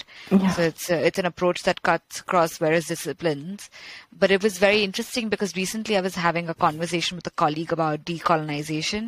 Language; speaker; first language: English; non-native, local second language; Bangla